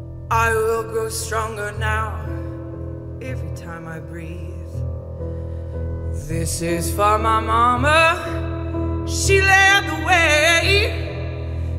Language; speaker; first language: English; native; English